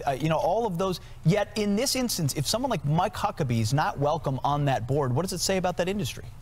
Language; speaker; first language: English; native; English